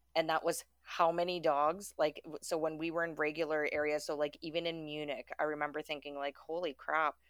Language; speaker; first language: English; early bilingual, other home language; German